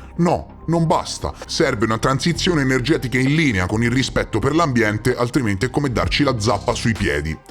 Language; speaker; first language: Italian; native; Italian